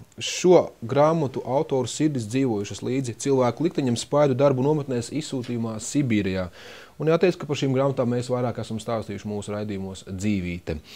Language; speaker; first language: Latvian; native; Latvian